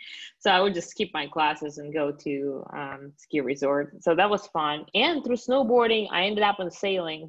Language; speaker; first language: English; non-native, fluent; Russian